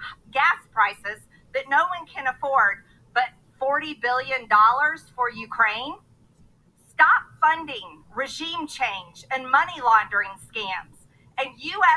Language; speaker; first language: English; native; English